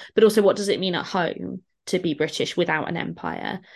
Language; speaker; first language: English; native; English